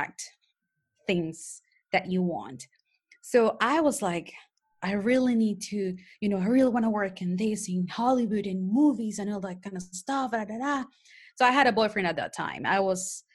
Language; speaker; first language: English; non-native, fluent; Spanish